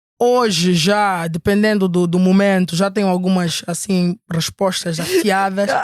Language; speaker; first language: Portuguese; native; Portuguese